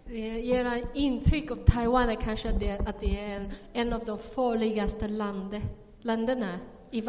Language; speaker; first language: Swedish; non-native, fluent; Chinese